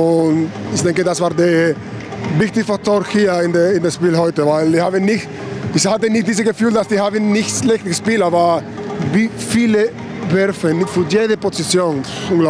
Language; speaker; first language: German; non-native, fluent; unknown